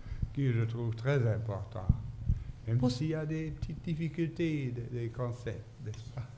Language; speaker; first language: French; non-native, fluent; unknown